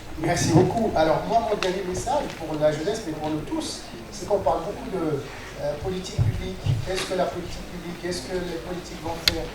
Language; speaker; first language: French; non-native, local second language; Arabic